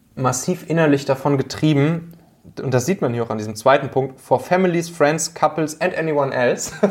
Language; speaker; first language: German; native; German